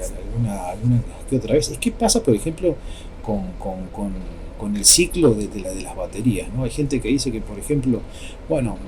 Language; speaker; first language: Spanish; native; Spanish